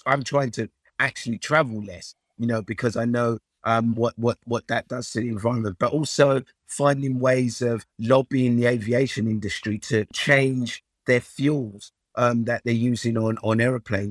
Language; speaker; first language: English; early bilingual, other home language; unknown